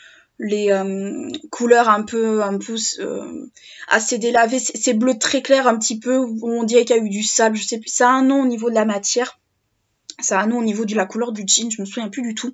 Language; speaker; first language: French; native; French